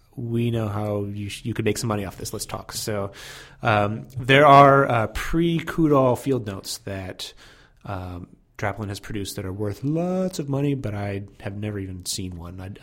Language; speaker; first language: English; native; English